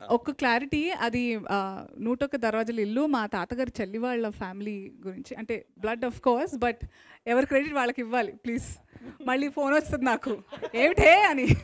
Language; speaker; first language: Telugu; native; Telugu